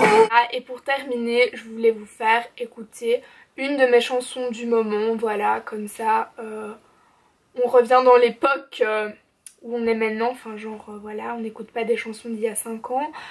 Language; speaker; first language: French; native; French